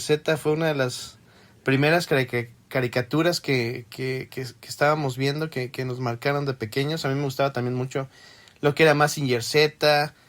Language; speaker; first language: Spanish; native; Spanish